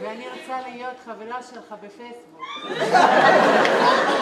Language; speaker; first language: Hebrew; non-native, local second language; Arabic